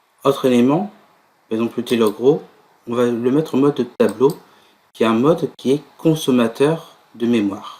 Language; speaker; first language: French; native; French